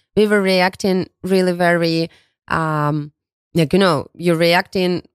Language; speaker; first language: English; non-native, fluent; Ukrainian